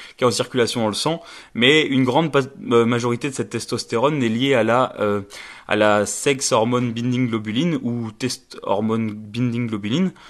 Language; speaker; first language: French; native; French